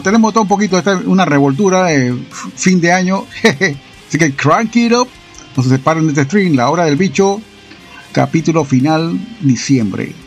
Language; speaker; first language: Spanish; native; Spanish